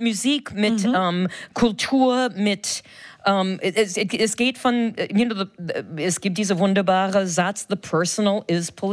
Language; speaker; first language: German; non-native, fluent; English